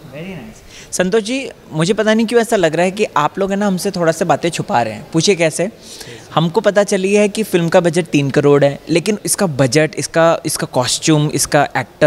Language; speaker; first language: Hindi; native; Hindi